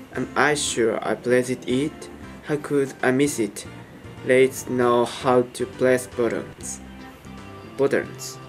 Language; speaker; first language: English; non-native, learner; Japanese